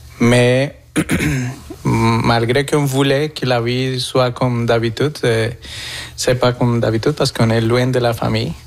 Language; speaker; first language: French; non-native, fluent; Spanish